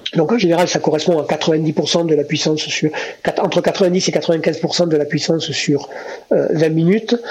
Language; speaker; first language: French; native; French